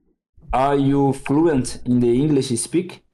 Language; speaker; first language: English; non-native, learner; Portuguese